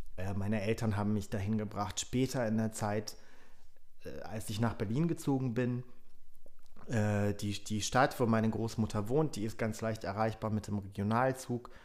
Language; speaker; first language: German; early bilingual, other home language; Polish